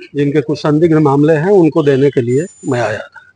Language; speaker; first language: Hindi; native; Hindi